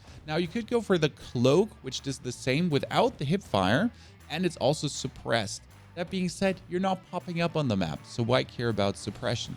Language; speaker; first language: English; non-native, fluent; German